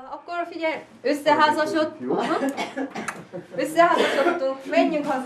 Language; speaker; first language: Hungarian; non-native, fluent; Korean